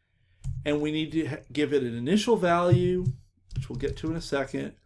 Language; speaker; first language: English; native; English